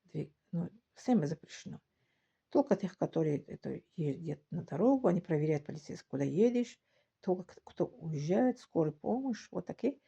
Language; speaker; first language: Russian; non-native, local second language; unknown